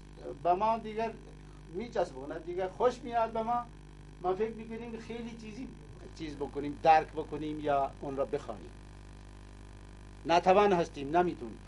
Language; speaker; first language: Persian; non-native, fluent; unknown